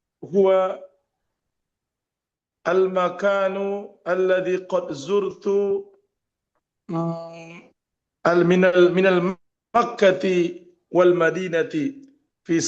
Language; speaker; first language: Arabic; non-native, learner; Indonesian